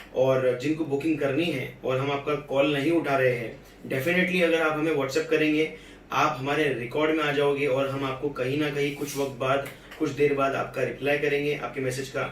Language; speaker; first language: Hindi; native; Hindi